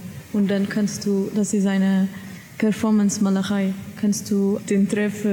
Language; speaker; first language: German; non-native, learner; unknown